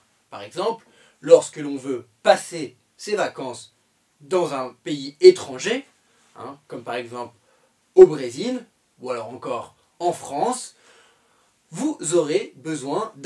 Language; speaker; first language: French; native; French